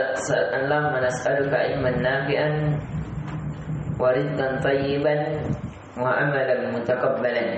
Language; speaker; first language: Arabic; non-native, fluent; Indonesian